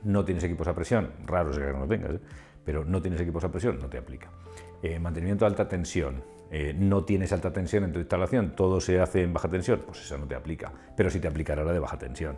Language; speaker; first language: Spanish; native; Spanish